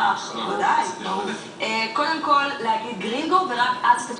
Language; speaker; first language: Hebrew; native; Hebrew